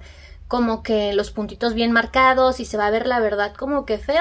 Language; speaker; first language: Spanish; native; Spanish